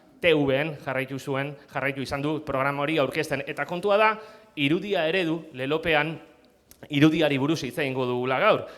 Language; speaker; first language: Basque; native; Basque